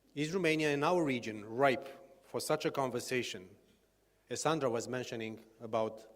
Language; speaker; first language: English; non-native, fluent; Romanian